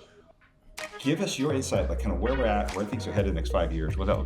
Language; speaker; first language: English; native; English